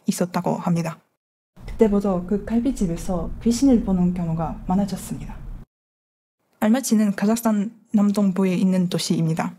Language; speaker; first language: Korean; non-native, fluent; Kazakh